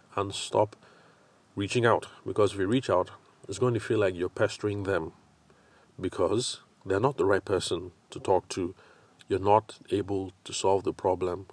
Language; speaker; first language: English; non-native, local second language; Yoruba